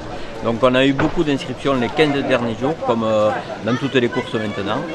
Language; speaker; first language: French; native; French